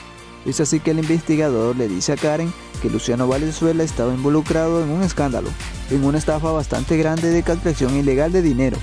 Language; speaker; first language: Spanish; native; Spanish